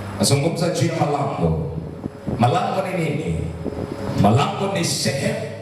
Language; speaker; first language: Swahili; native; Swahili